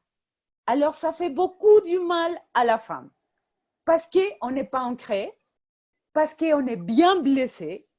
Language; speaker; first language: French; non-native, fluent; Spanish